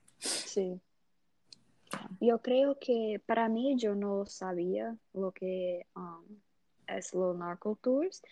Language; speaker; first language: Spanish; non-native, learner; English